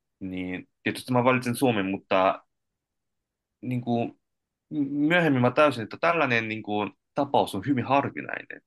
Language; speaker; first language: Finnish; non-native, fluent; Korean